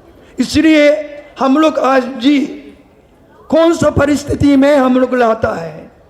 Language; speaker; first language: Hindi; non-native, learner; Japanese